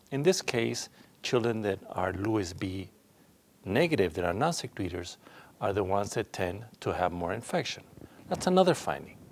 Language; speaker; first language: English; non-native, fluent; Spanish